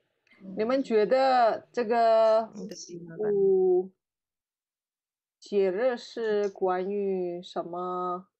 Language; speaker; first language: Chinese; non-native, fluent; Indonesian